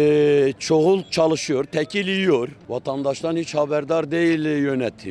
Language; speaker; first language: Turkish; native; Turkish